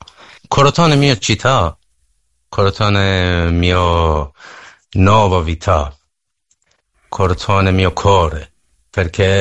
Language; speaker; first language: Italian; non-native, learner; Persian